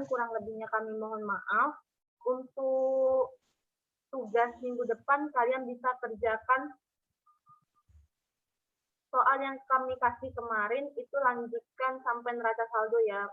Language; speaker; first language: Indonesian; native; Indonesian